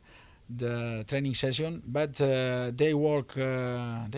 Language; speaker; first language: English; non-native, learner; Spanish